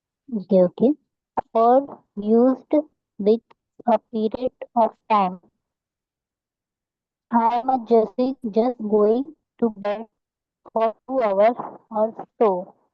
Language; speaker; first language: English; non-native, learner; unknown